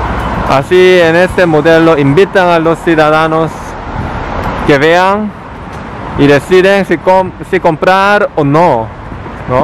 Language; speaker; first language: Spanish; non-native, fluent; Korean